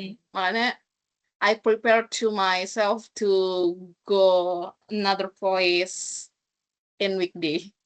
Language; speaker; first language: English; non-native, learner; Indonesian